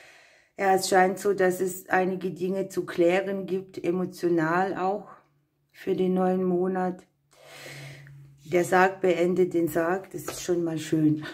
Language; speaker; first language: German; native; German